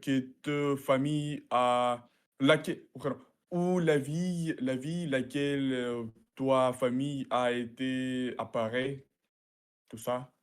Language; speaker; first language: French; non-native, learner; Russian